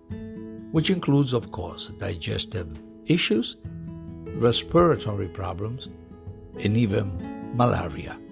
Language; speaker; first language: English; non-native, fluent; Italian